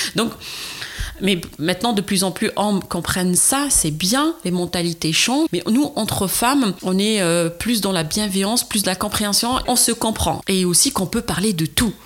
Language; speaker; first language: French; non-native, local second language; Arabic